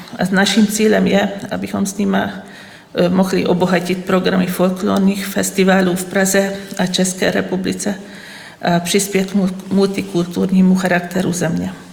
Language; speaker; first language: Czech; non-native, fluent; Hungarian